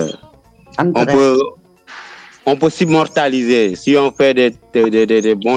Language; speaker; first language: French; non-native, local second language; Wolof